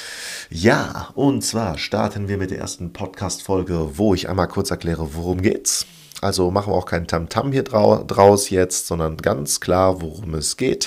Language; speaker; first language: German; native; German